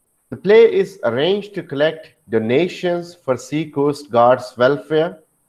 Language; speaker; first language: English; non-native, local second language; Urdu